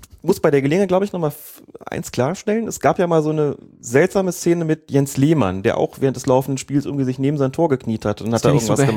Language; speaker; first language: German; native; German